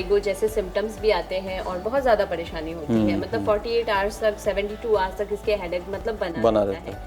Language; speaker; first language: Hindi; native; Hindi